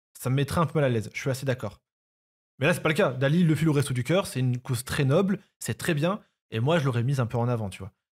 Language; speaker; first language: French; native; French